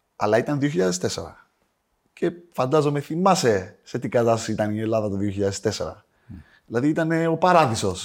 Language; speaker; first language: Greek; native; Greek